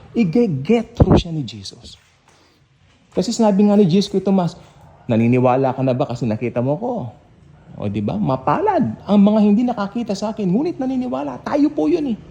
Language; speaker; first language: Filipino; native; Filipino